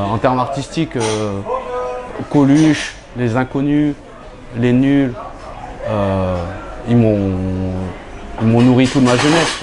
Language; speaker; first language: French; early bilingual, other home language; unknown